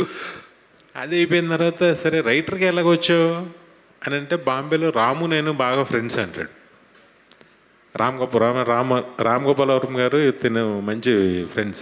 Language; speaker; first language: Telugu; native; Telugu